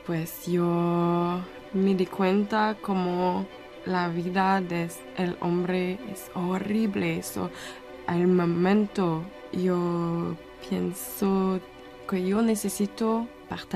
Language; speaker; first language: Spanish; non-native, learner; French